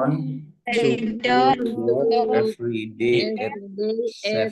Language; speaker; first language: English; non-native, learner; Indonesian